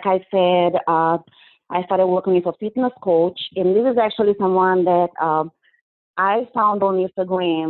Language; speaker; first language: English; non-native, fluent; Portuguese